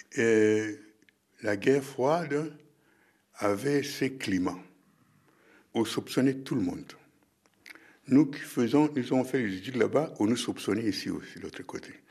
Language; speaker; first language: French; non-native, local second language; Lingala